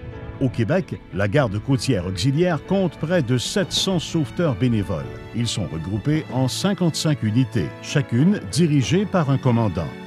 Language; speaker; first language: French; native; French